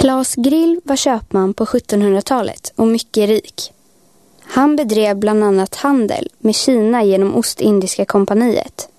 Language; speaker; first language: Swedish; native; Swedish